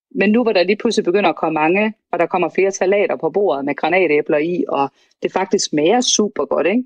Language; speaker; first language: Danish; native; Danish